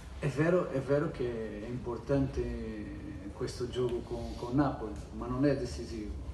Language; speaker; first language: Italian; non-native, learner; Portuguese